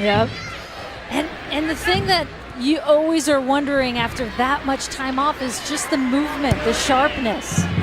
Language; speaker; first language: English; native; English